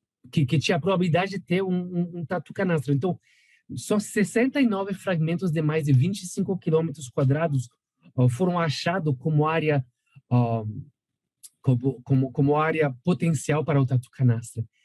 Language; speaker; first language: Portuguese; non-native, fluent; French